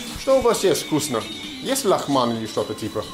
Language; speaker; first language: Russian; non-native, learner; English